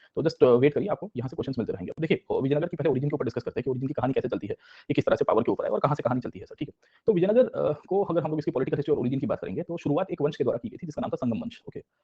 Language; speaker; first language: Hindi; non-native, local second language; Gujarati